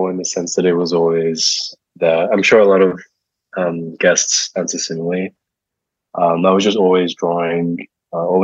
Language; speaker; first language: English; native; English